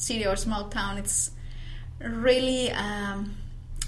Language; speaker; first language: English; non-native, fluent; Spanish